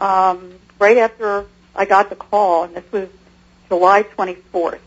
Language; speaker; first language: English; native; English